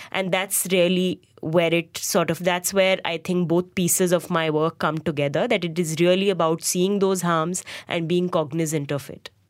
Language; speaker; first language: English; non-native, local second language; Hindi